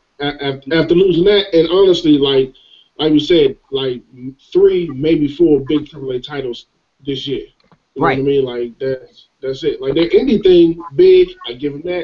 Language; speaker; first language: English; native; English